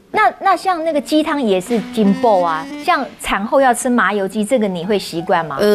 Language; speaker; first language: Chinese; native; Chinese